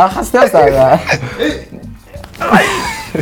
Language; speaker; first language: Dutch; early bilingual, other home language; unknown